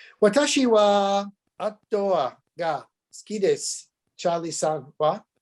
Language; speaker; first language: Japanese; non-native, learner; English